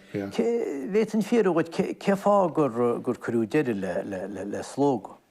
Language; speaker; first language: Irish; native; Irish